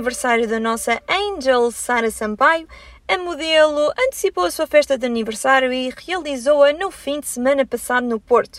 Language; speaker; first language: Portuguese; native; Portuguese